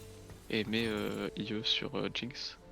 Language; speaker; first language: French; native; French